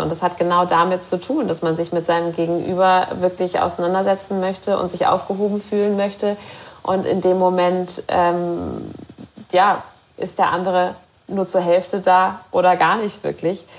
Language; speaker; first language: German; native; German